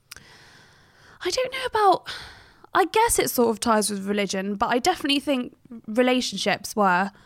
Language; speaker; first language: English; native; English